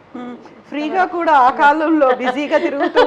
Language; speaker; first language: Telugu; native; Telugu